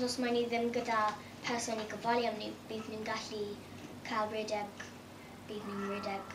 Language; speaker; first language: Welsh; non-native, local second language; English